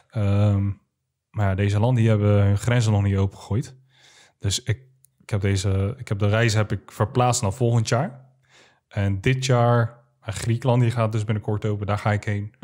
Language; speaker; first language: Dutch; early bilingual, other home language; Arabic